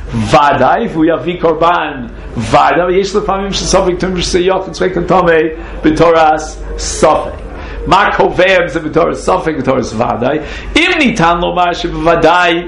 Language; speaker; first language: Hebrew; non-native, fluent; English